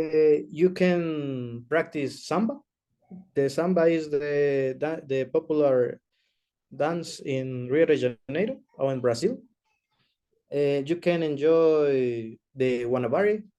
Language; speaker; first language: English; non-native, learner; Spanish